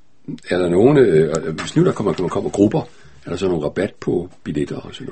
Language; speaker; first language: Danish; native; Danish